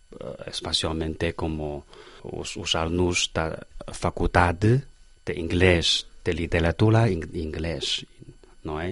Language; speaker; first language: Portuguese; non-native, learner; Chinese